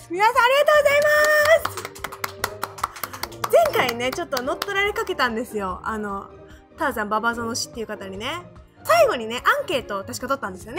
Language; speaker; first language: Japanese; native; Japanese